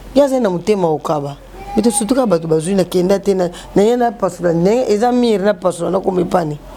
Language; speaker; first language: Lingala; native; Lingala